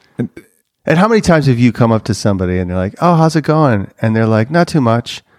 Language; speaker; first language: English; native; English